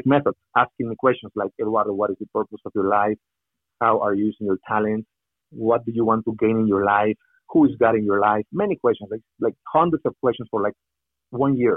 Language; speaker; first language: English; non-native, fluent; Spanish